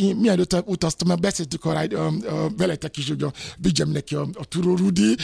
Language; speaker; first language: Hungarian; non-native, fluent; Yoruba